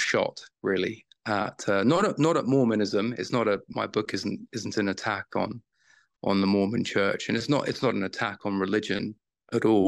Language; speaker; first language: English; native; English